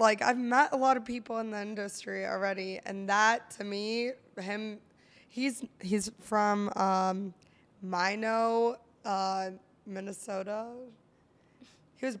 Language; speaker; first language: English; native; English